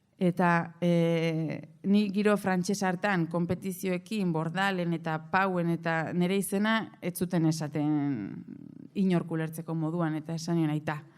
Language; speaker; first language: Basque; native; Basque